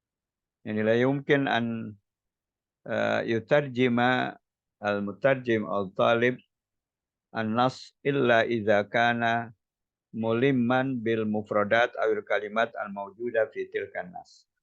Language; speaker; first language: Arabic; non-native, fluent; Indonesian